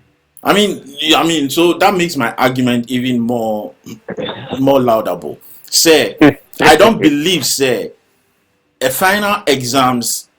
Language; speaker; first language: English; non-native, local second language; Akan